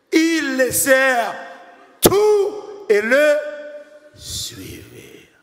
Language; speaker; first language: French; non-native, local second language; Haitian Creole